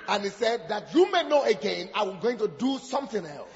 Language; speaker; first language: English; non-native, local second language; Yoruba